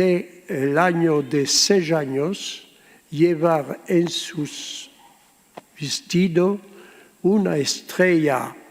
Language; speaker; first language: Spanish; early bilingual, heritage; Ladino